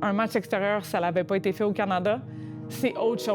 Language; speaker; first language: French; native; French